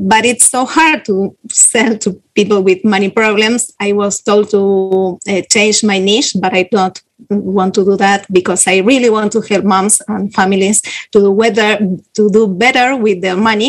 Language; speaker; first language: English; non-native, learner; Spanish